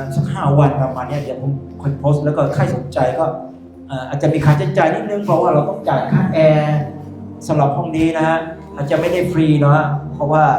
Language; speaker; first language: Thai; non-native, local second language; Pattani Malay